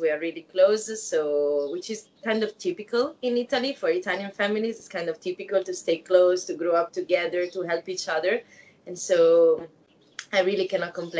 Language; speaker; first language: English; non-native, fluent; Italian